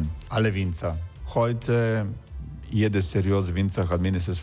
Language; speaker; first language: German; non-native, fluent; Croatian